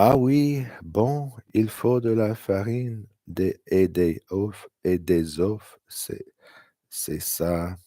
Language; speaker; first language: French; non-native, learner; English